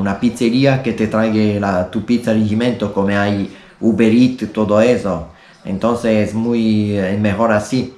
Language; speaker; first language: Spanish; non-native, learner; Italian